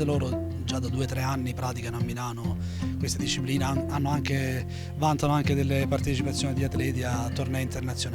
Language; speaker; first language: Italian; native; Italian